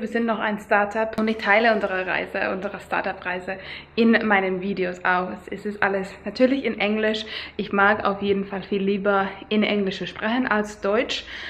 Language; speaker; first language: German; non-native, fluent; Finnish